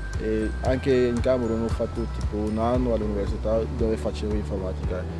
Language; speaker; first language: Italian; non-native, fluent; French